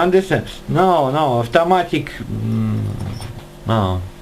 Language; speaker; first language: English; non-native, learner; Russian